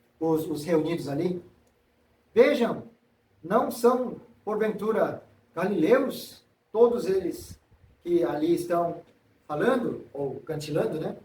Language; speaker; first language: Portuguese; non-native, fluent; Korean